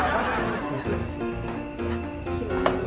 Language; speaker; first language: English; non-native, learner; Korean